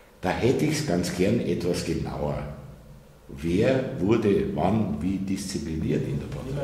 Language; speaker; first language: German; native; German